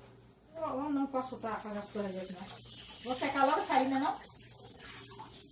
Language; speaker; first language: Portuguese; native; Portuguese